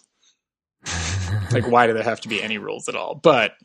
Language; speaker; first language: English; native; English